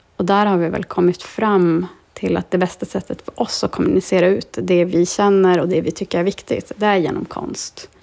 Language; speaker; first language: Swedish; native; Swedish